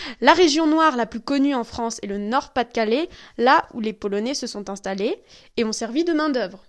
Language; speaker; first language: French; native; French